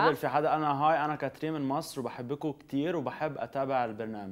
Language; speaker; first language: Arabic; native; Arabic